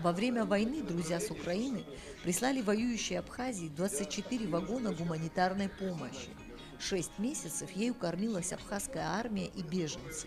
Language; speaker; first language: Russian; native; Russian